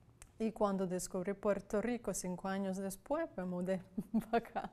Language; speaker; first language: Spanish; non-native, fluent; Serbian